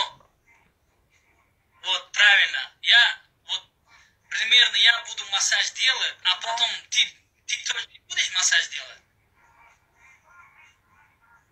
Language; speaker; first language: Russian; non-native, learner; Uzbek